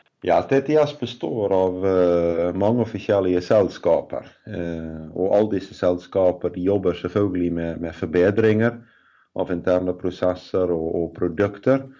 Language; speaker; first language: Norwegian; non-native, fluent; Dutch